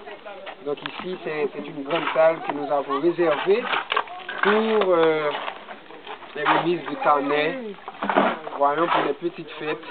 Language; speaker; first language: French; non-native, local second language; Haitian Creole